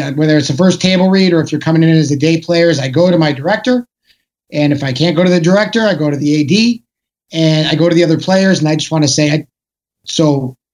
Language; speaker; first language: English; native; English